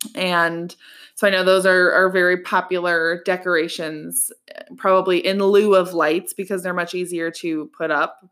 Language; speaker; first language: English; native; English